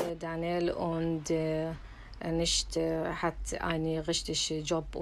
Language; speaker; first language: German; non-native, learner; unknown